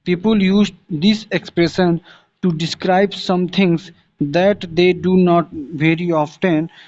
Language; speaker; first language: English; non-native, local second language; Hindi